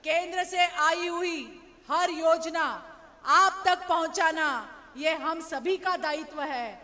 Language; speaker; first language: Hindi; non-native, local second language; Marathi